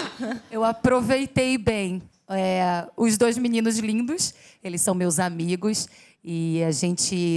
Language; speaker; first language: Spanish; non-native, learner; Portuguese